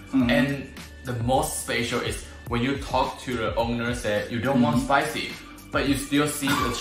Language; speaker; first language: English; non-native, learner; Chinese